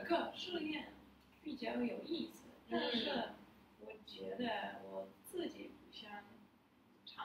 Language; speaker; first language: Chinese; non-native, learner; English